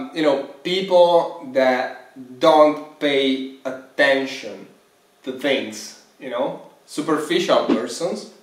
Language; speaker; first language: English; non-native, fluent; Italian